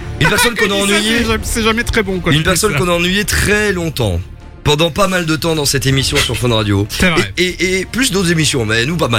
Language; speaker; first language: French; native; French